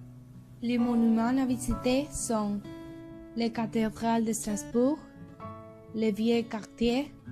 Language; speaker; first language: French; non-native, learner; Spanish